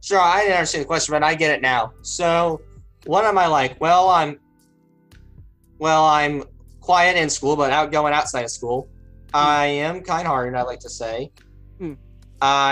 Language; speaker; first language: English; native; English